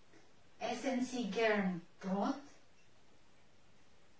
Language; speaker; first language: German; non-native, learner; Indonesian